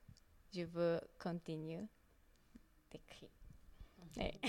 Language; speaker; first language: French; non-native, learner; Japanese